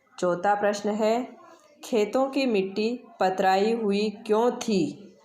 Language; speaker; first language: Hindi; native; Hindi